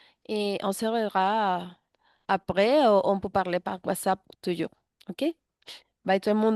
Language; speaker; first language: French; non-native, learner; Spanish